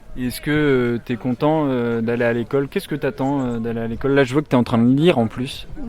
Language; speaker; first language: French; native; French